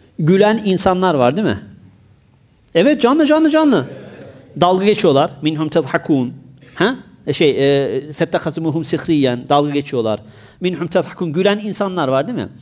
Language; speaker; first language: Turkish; native; Turkish